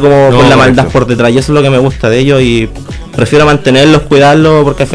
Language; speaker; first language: Spanish; native; Spanish